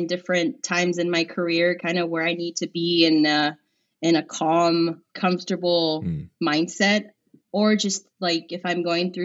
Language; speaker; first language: English; native; English